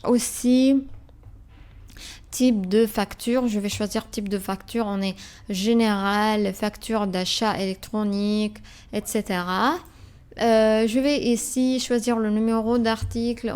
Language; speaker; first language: French; non-native, fluent; Arabic